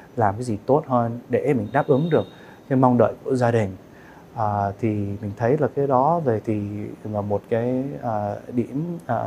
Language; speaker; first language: Vietnamese; early bilingual, heritage; Vietnamese